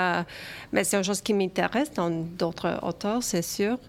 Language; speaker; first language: French; early bilingual, other home language; Romanian